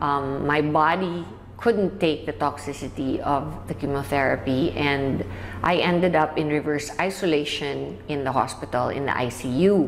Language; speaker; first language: English; non-native, local second language; Filipino